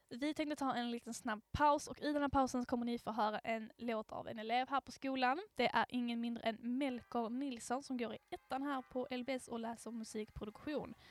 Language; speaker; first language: Swedish; native; Swedish